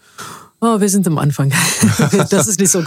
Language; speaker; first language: German; non-native, fluent; Amharic